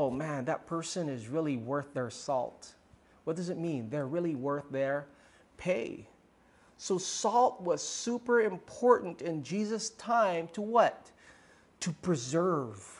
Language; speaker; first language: English; non-native, local second language; Filipino